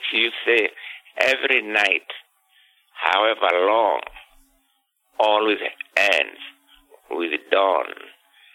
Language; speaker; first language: English; non-native, local second language; Kikuyu